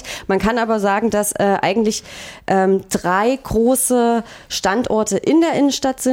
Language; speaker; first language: German; native; German